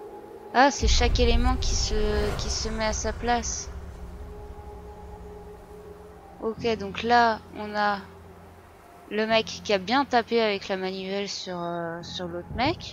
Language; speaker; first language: French; native; French